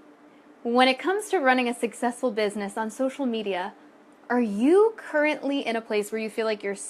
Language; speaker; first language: English; native; English